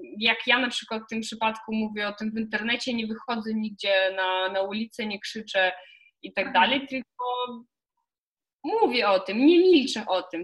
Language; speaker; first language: Polish; non-native, fluent; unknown